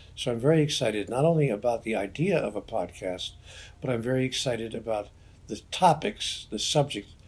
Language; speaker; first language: English; native; English